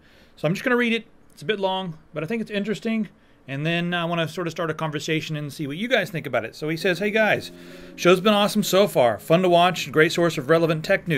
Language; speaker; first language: English; native; English